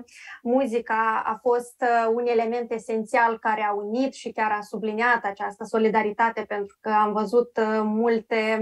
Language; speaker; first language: Romanian; native; Romanian